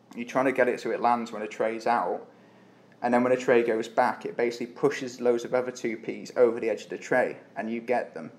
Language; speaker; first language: English; native; English